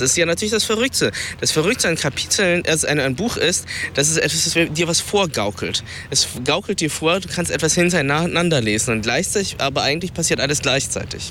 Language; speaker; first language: German; early bilingual, other home language; Vietnamese